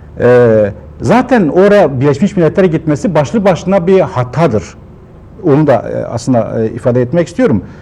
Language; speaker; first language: Turkish; non-native, local second language; Kurdish